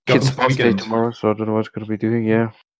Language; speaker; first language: English; native; English